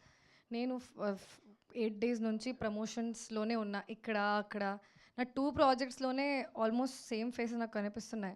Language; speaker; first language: Telugu; non-native, local second language; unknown